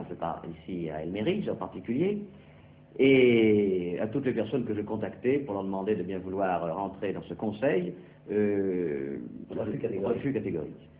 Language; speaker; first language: French; native; French